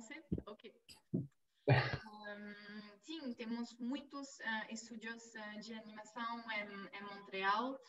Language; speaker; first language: Portuguese; non-native, fluent; French